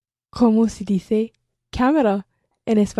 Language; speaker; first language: Spanish; non-native, learner; English